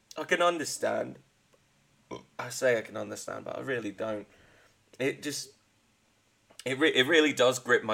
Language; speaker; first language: English; native; English